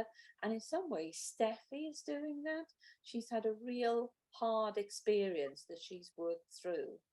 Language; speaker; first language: English; native; English